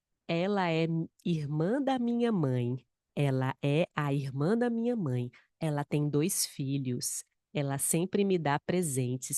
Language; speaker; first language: Portuguese; non-native, fluent; Spanish